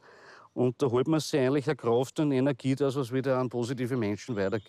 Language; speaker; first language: German; native; German